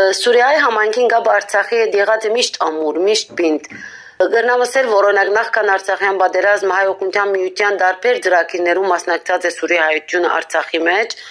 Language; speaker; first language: Armenian; native; Armenian